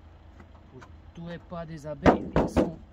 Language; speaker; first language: French; non-native, learner; Romanian